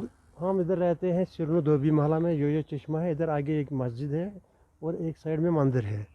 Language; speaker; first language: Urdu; non-native, local second language; Kashmiri